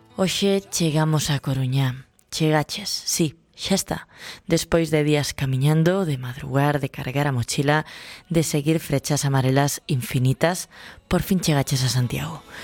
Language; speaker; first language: Galician; native; Galician